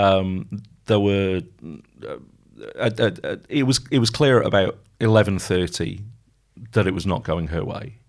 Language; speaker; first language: English; native; English